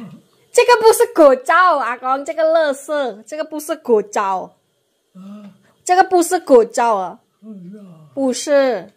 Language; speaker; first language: Chinese; non-native, learner; Indonesian